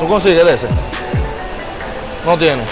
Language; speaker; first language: Spanish; native; Spanish